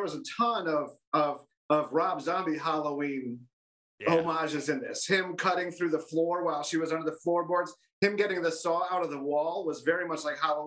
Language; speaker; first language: English; native; English